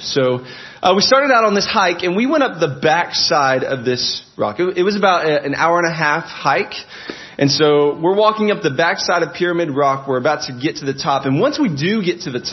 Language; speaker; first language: English; native; English